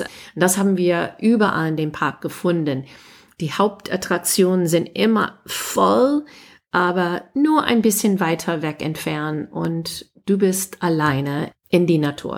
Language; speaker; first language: German; non-native, fluent; English